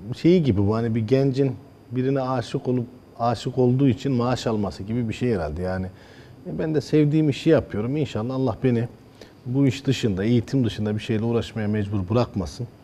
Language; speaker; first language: Turkish; early bilingual, heritage; Turkish